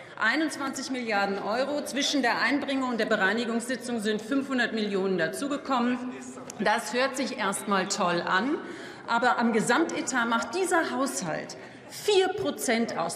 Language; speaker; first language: German; native; German